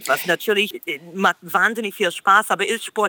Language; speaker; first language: German; non-native, fluent; English